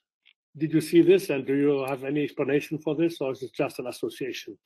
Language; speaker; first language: English; non-native, fluent; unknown